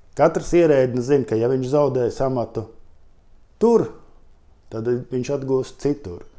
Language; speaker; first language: Latvian; non-native, local second language; Russian